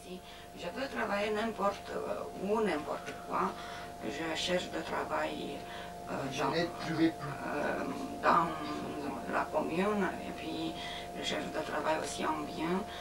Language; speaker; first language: French; non-native, learner; Romanian